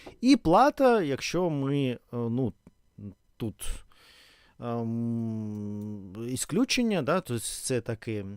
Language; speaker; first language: Ukrainian; non-native, learner; Russian